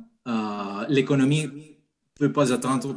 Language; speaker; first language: French; non-native, fluent; Spanish